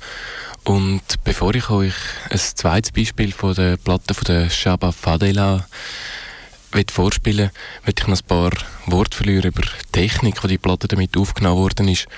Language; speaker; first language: German; native; German